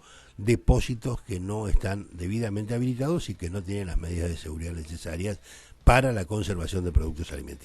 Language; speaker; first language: Spanish; native; Spanish